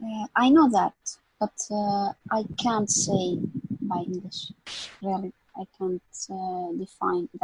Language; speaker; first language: English; non-native, learner; Arabic